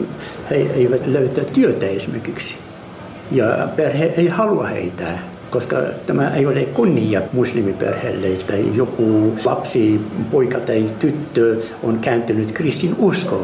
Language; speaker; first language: Finnish; non-native, learner; Arabic